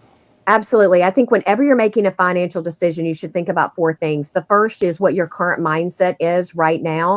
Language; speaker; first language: English; native; English